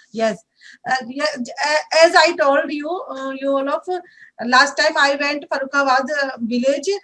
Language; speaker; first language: English; non-native, learner; Hindi